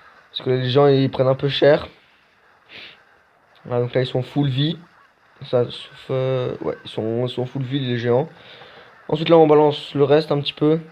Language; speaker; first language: French; native; French